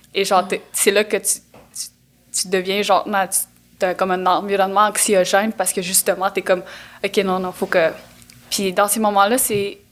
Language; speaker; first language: French; non-native, local second language; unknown